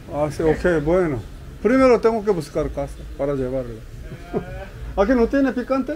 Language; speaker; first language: Spanish; non-native, learner; Korean